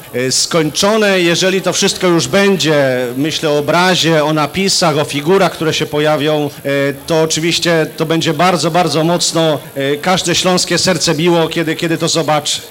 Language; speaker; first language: Polish; native; Polish